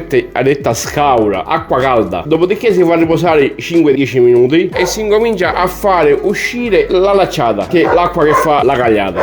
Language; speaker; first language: Italian; native; Italian